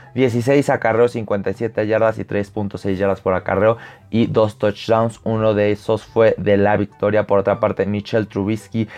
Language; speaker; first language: Spanish; native; Spanish